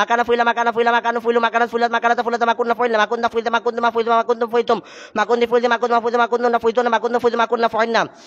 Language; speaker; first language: Arabic; non-native, learner; Bangla